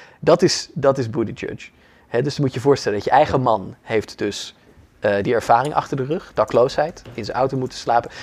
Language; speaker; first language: Dutch; native; Dutch